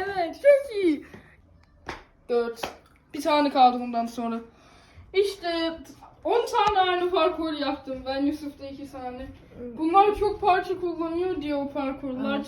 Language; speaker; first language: Turkish; early bilingual, heritage; Turkish